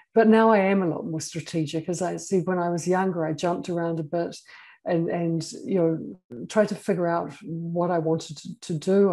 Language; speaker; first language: English; native; English